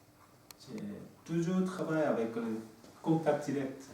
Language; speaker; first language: French; non-native, learner; Korean